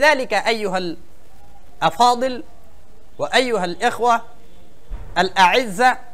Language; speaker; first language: Arabic; non-native, fluent; Bangla